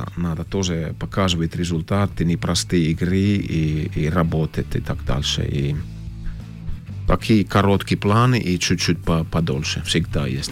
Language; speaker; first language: Russian; non-native, learner; Finnish